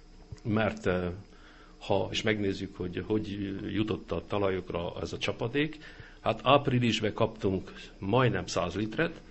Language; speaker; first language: Hungarian; native; Hungarian